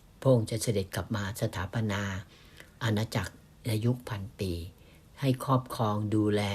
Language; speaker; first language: Thai; native; Thai